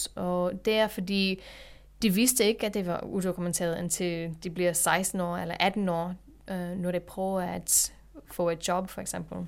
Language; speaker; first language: Danish; non-native, fluent; English